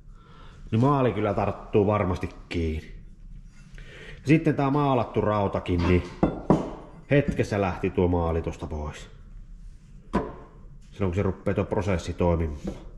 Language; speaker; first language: Finnish; native; Finnish